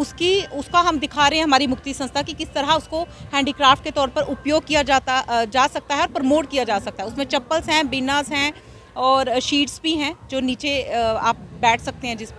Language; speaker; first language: Hindi; native; Hindi